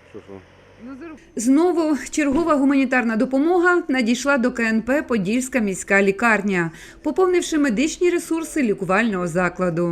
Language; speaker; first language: Ukrainian; native; Ukrainian